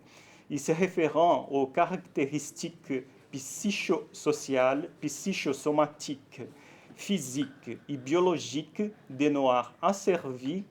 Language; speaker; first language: French; non-native, fluent; Portuguese